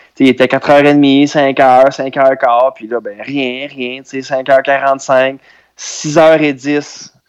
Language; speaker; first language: French; native; French